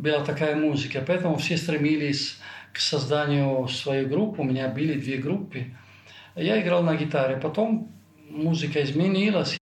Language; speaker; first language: Russian; non-native, fluent; Italian